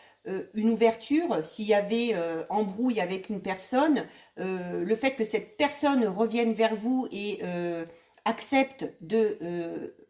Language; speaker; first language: French; native; French